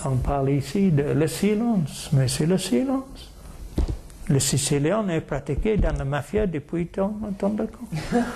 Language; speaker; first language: French; non-native, fluent; English